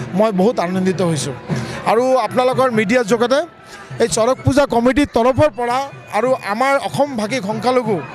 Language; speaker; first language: Assamese; non-native, local second language; Bangla